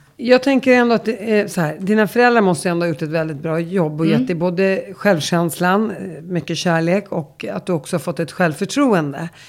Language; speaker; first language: Swedish; native; Swedish